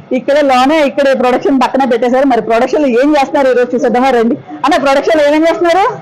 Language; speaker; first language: Telugu; native; Telugu